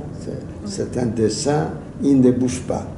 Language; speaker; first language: French; non-native, fluent; Yiddish